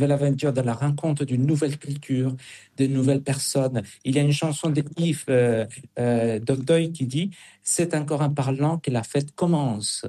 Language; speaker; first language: French; non-native, fluent; Spanish